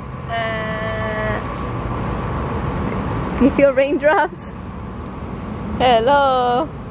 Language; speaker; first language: English; early bilingual, other home language; Spanish